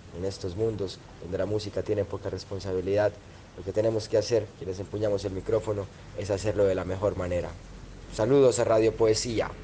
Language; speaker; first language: Spanish; native; Spanish